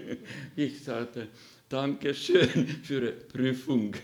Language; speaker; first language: German; non-native, learner; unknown